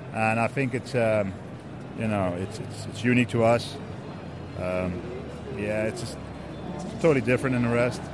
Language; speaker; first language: English; non-native, fluent; Dutch